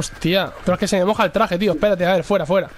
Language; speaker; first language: Spanish; native; Spanish